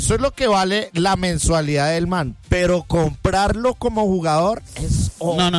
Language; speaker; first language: Spanish; native; Spanish